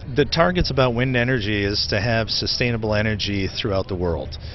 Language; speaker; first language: English; native; English